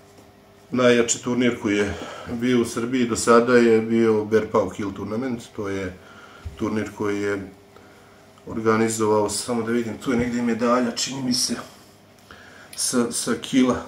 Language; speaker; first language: Serbian; native; Serbian